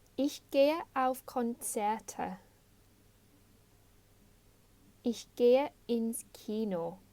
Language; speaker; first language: German; non-native, fluent; English